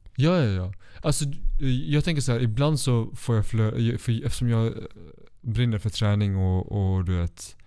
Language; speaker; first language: Swedish; early bilingual, other home language; Kurdish